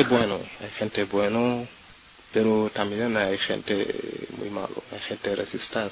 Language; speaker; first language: Spanish; non-native, learner; French